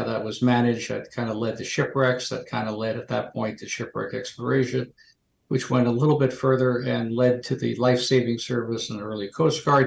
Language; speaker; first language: English; native; English